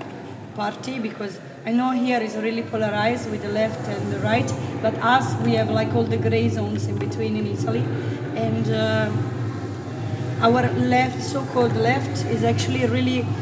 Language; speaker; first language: English; non-native, fluent; Italian